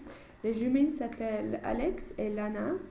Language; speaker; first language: French; non-native, learner; English